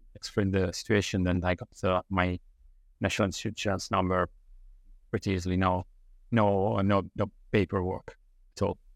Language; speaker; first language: English; non-native, learner; Italian